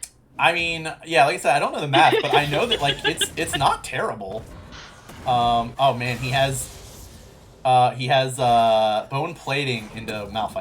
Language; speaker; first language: English; native; English